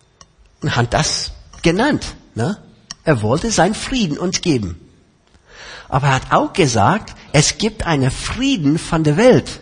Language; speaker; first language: German; non-native, fluent; English